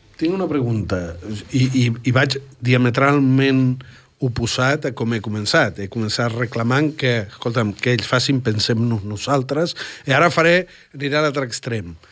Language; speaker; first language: Catalan; non-native, fluent; Spanish